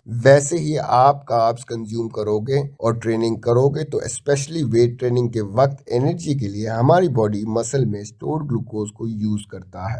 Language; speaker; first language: Hindi; native; Hindi